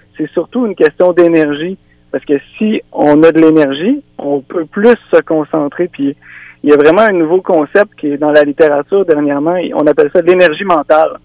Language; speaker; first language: French; native; French